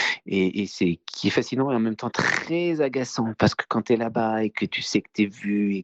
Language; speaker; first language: French; native; French